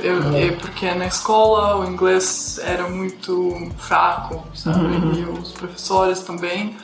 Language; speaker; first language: Portuguese; non-native, fluent; Russian